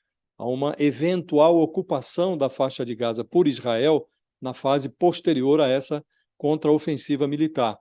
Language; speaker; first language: Portuguese; native; Portuguese